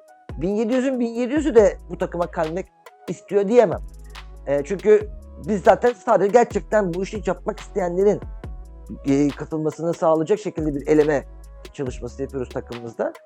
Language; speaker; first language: Turkish; native; Turkish